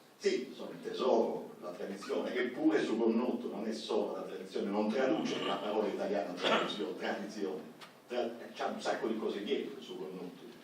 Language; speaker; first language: Italian; non-native, local second language; Sardinian